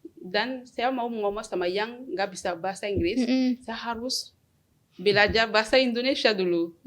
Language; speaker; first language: Indonesian; non-native, learner; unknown